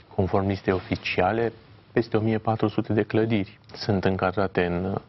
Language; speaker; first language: Romanian; native; Romanian